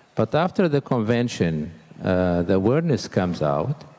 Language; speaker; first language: English; non-native, fluent; Arabic